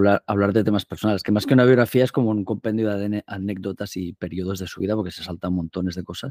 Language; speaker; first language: Spanish; native; Spanish